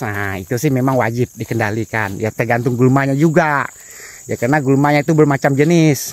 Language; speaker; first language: Indonesian; native; Indonesian